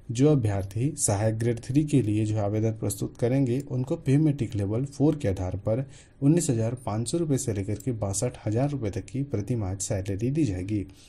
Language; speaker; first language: Hindi; native; Hindi